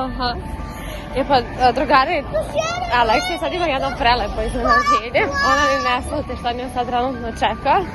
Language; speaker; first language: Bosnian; early bilingual, heritage; Serbian